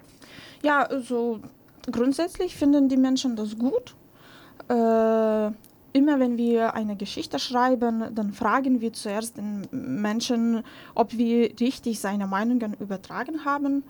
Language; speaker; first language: German; non-native, fluent; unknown